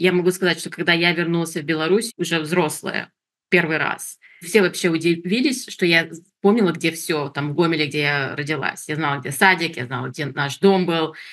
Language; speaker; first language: Russian; early bilingual, heritage; Russian